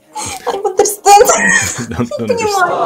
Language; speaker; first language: English; non-native, learner; Russian